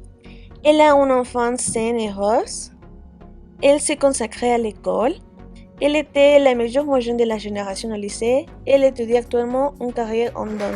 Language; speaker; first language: French; non-native, fluent; Spanish